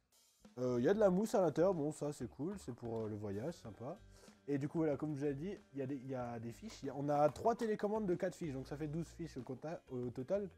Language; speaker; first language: French; native; French